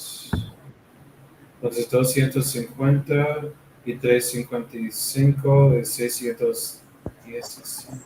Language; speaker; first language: Spanish; non-native, learner; English